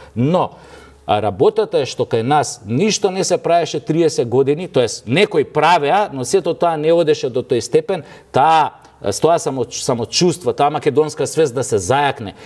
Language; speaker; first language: Macedonian; native; Macedonian